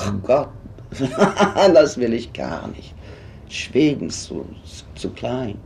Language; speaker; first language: German; non-native, fluent; Swedish